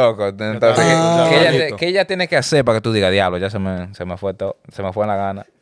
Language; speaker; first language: Spanish; early bilingual, heritage; Spanish